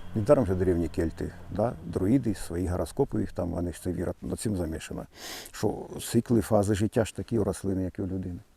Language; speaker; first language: Ukrainian; native; Ukrainian